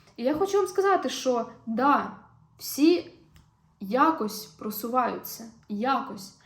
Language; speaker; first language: Ukrainian; non-native, local second language; Russian